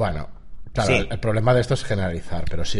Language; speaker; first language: Spanish; native; Spanish